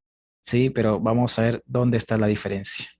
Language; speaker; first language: Spanish; native; Spanish